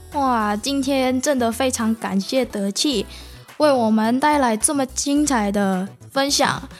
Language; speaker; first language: Chinese; non-native, fluent; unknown